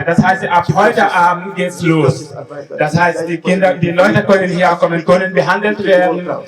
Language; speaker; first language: German; non-native, learner; Wolof